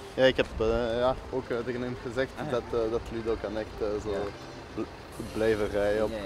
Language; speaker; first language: Dutch; non-native, local second language; French